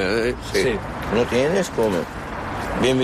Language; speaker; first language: Spanish; non-native, learner; Arabic